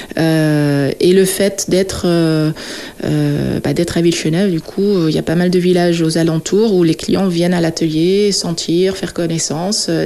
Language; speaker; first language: French; non-native, fluent; Dutch